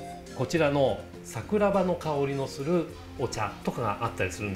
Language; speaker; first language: Japanese; native; Japanese